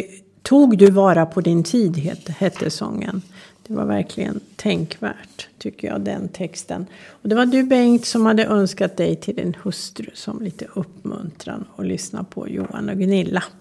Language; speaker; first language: Swedish; native; Swedish